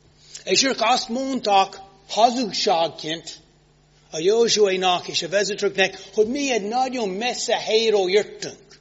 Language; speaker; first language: Hungarian; non-native, fluent; English